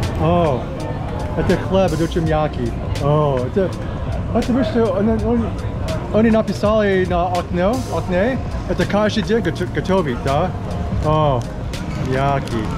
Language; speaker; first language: Russian; non-native, learner; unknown